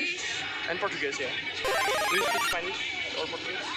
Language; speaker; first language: English; non-native, learner; French